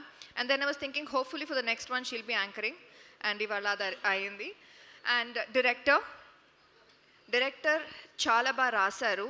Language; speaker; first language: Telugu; non-native, local second language; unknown